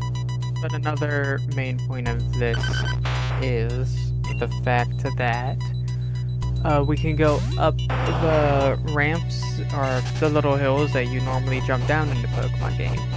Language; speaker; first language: English; native; English